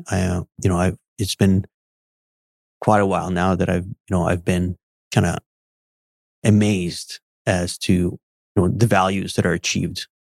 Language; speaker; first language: English; early bilingual, other home language; Arabic